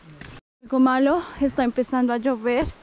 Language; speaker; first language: Spanish; native; Spanish